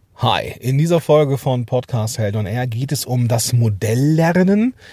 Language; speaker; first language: German; native; German